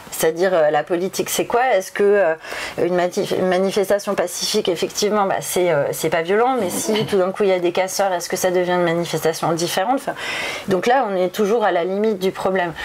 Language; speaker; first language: French; native; French